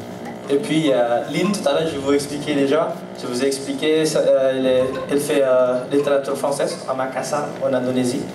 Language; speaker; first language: French; non-native, learner; Indonesian